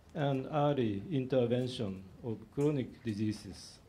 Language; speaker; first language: English; non-native, fluent; Japanese